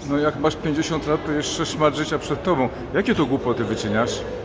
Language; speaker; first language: Polish; native; Polish